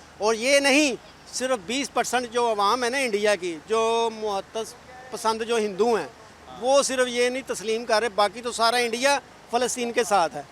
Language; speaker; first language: Urdu; non-native, local second language; Punjabi